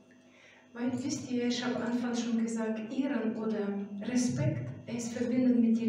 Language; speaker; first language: German; non-native, fluent; Russian